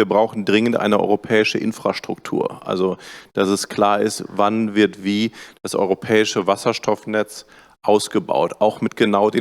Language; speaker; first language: German; native; German